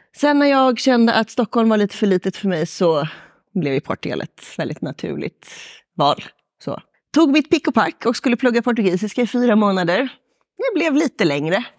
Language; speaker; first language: Swedish; native; Swedish